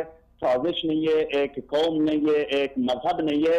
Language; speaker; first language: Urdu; non-native, learner; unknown